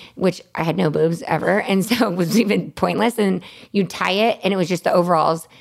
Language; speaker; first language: English; native; English